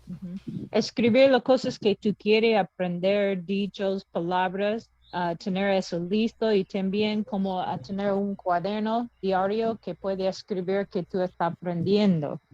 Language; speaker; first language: Spanish; non-native, learner; English